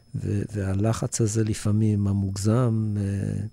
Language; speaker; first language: Hebrew; early bilingual, other home language; English